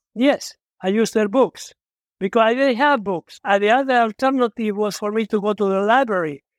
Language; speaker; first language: English; non-native, fluent; Italian